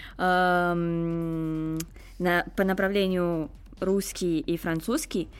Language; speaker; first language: Russian; non-native, fluent; Romanian